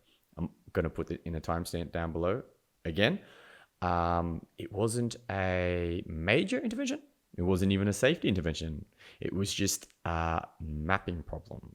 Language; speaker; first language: English; native; English